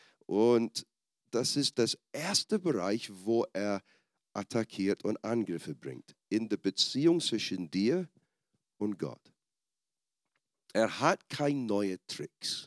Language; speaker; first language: German; non-native, fluent; English